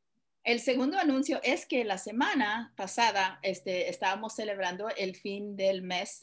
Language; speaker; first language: Spanish; early bilingual, other home language; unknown